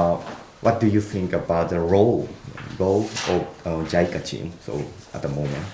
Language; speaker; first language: English; non-native, learner; Japanese